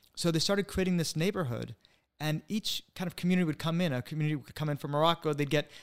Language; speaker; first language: English; native; English